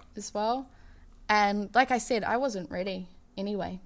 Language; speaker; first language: English; native; English